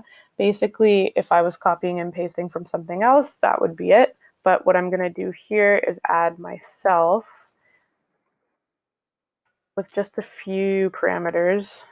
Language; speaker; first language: English; native; English